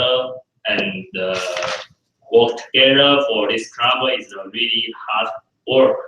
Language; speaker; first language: English; non-native, fluent; Chinese